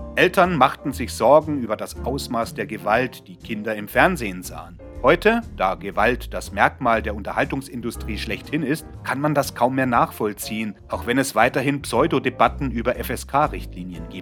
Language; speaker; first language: German; native; German